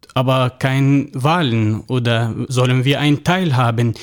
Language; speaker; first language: German; non-native, fluent; Arabic